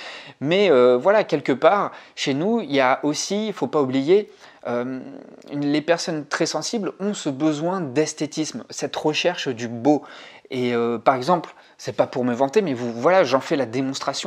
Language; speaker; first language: French; native; French